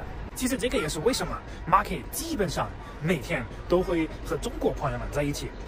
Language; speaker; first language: Chinese; non-native, fluent; German